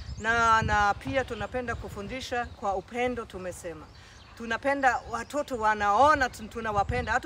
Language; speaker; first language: Swahili; non-native, fluent; German